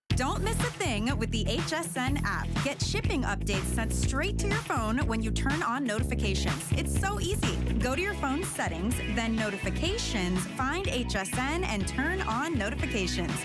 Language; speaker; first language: English; native; English